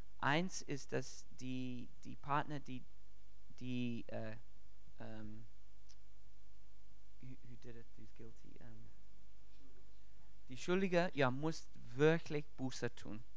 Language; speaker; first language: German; non-native, learner; English